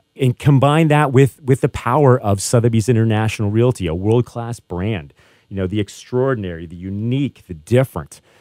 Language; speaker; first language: English; native; English